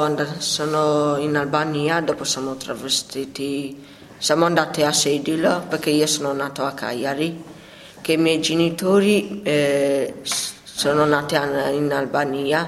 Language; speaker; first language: Italian; early bilingual, other home language; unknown